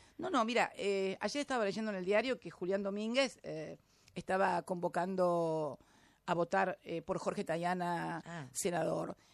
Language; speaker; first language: Spanish; native; Spanish